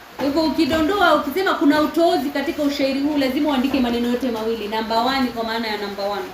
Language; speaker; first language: Swahili; non-native, local second language; Kamba